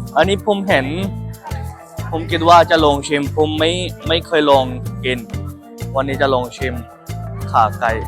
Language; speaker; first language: Thai; non-native, learner; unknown